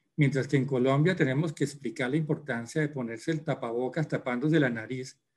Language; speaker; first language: Spanish; native; Spanish